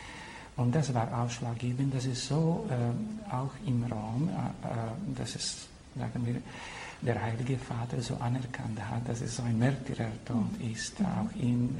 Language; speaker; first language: German; non-native, fluent; Slovak